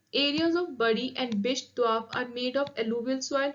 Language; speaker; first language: English; non-native, local second language; Punjabi